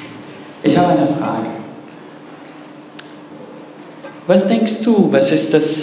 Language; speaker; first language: German; non-native, fluent; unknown